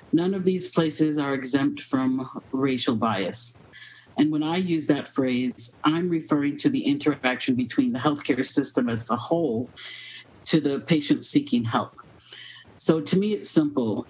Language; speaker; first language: English; native; English